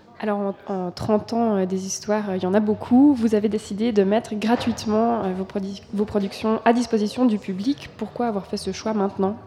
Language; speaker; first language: French; native; French